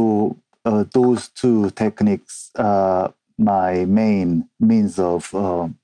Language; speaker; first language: English; non-native, fluent; Korean